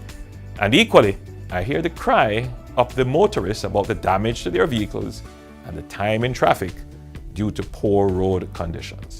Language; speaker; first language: English; native; English